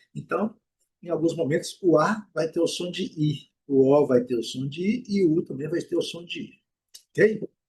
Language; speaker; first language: Portuguese; native; Portuguese